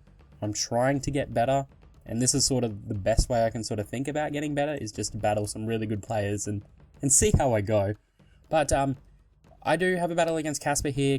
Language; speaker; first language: English; native; English